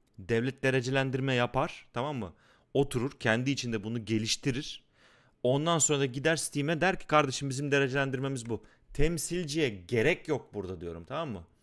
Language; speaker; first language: Turkish; native; Turkish